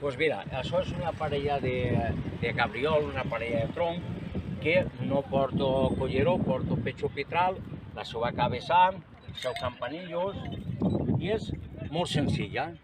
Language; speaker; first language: Catalan; native; Catalan